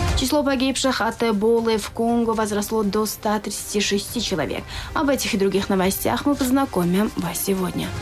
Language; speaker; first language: Russian; non-native, local second language; Tajik